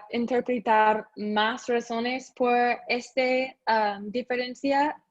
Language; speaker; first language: Spanish; non-native, learner; English